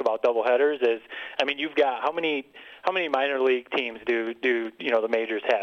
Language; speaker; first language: English; native; English